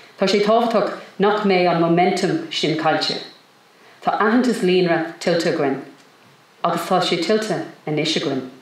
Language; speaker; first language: Irish; non-native, local second language; English